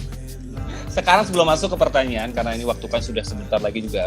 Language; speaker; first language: Indonesian; native; Indonesian